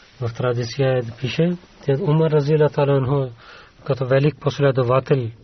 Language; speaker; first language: Bulgarian; non-native, learner; Urdu